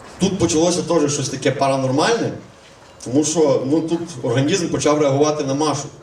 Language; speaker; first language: Ukrainian; native; Ukrainian